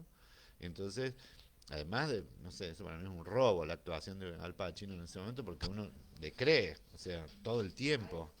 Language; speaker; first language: Spanish; native; Spanish